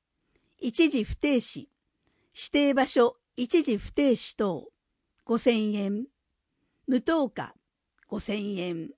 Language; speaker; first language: Japanese; native; Japanese